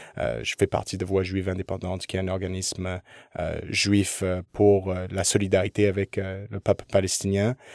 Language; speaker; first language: French; early bilingual, other home language; English